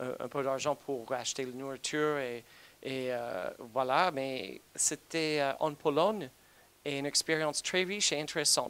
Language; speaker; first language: French; non-native, fluent; English